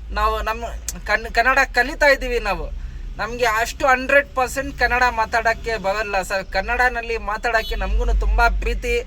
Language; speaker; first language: Kannada; non-native, local second language; Hindi